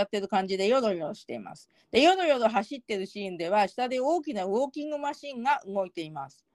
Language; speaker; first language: Japanese; native; Japanese